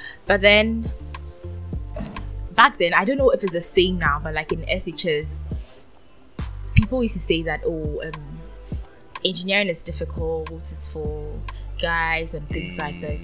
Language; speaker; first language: English; non-native, local second language; Akan